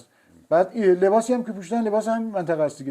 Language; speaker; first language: Persian; native; Persian